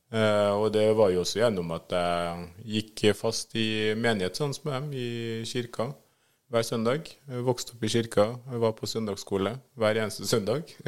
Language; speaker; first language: Norwegian; early bilingual, other home language; Swahili